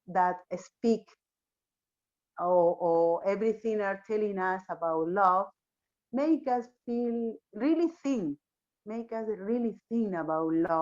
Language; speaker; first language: English; non-native, learner; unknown